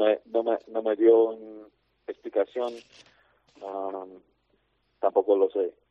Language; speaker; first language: Spanish; non-native, fluent; English